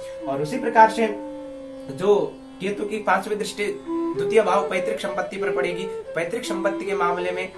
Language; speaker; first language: Hindi; native; Hindi